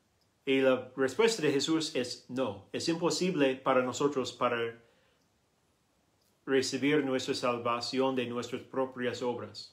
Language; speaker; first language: Spanish; non-native, learner; English